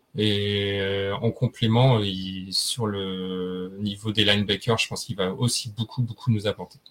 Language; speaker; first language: French; native; French